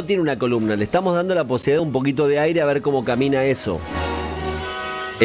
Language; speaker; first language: Spanish; native; Spanish